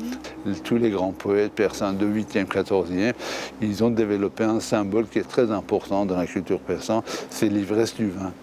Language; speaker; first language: French; non-native, fluent; Persian